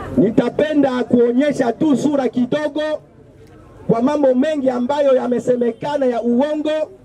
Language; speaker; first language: Swahili; non-native, local second language; Bembe